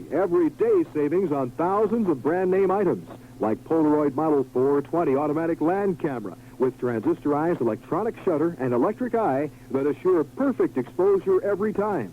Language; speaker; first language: English; native; English